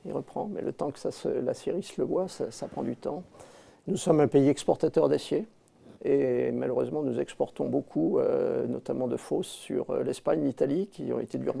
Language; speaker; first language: French; native; French